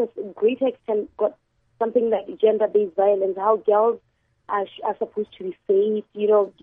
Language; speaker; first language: English; non-native, local second language; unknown